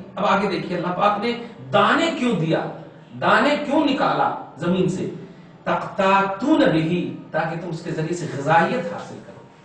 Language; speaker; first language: Urdu; native; Urdu